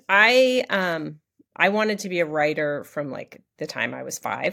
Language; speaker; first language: English; native; English